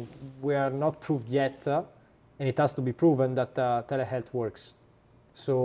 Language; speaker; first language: English; non-native, fluent; Italian